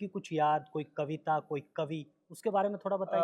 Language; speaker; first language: Hindi; native; Hindi